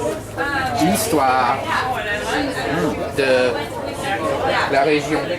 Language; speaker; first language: French; non-native, fluent; English